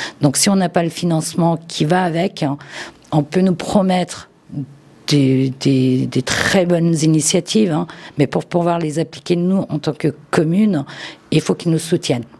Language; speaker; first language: French; early bilingual, other home language; Turkish